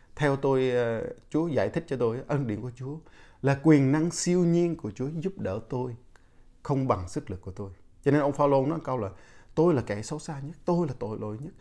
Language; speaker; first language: Vietnamese; non-native, local second language; Jarai